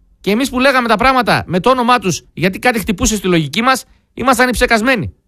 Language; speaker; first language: Greek; native; Greek